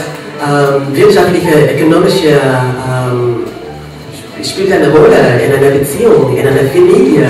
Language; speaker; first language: German; non-native, fluent; English